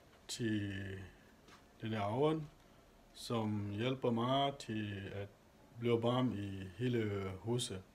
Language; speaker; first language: Danish; non-native, learner; Achinese